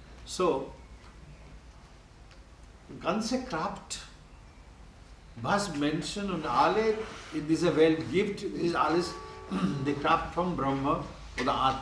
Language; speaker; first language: German; non-native, learner; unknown